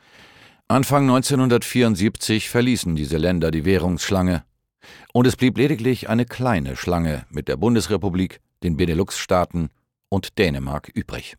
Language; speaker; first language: German; native; German